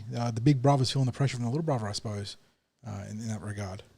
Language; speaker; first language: English; native; English